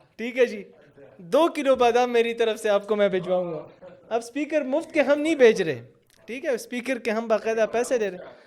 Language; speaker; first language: Urdu; non-native, local second language; Pashto